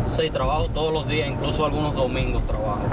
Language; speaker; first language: Spanish; native; Spanish